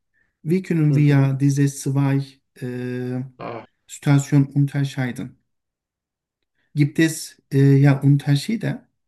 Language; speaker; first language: German; non-native, learner; Turkish